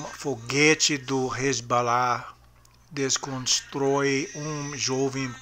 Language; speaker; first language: Portuguese; non-native, learner; English